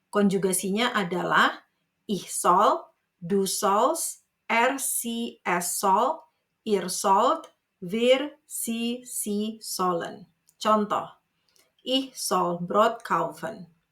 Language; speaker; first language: German; non-native, fluent; Indonesian